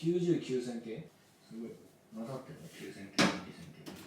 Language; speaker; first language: Japanese; native; Japanese